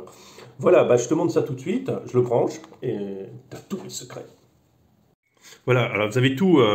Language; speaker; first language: French; native; French